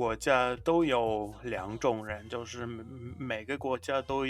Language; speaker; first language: Chinese; non-native, fluent; English